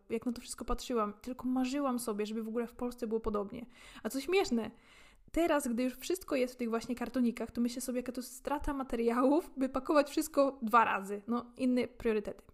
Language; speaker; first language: Polish; native; Polish